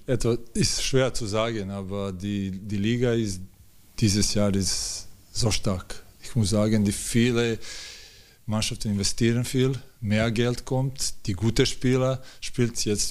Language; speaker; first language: German; non-native, learner; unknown